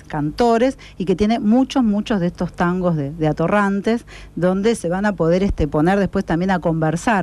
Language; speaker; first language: Spanish; native; Spanish